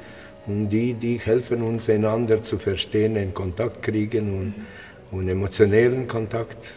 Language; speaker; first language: German; non-native, fluent; Latvian